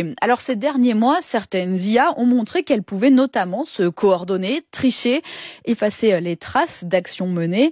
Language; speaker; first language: French; native; French